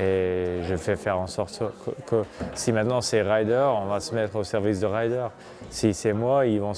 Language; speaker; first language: French; non-native, local second language; Luxembourgish